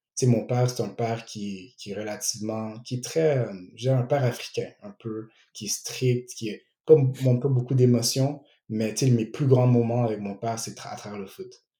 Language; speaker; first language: French; early bilingual, other home language; Ewe